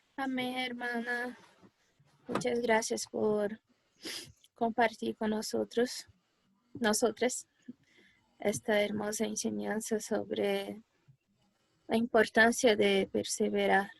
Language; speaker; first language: Spanish; non-native, fluent; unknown